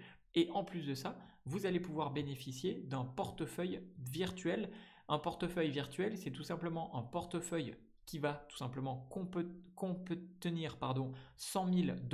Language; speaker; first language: French; native; French